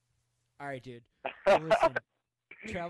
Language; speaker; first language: English; native; English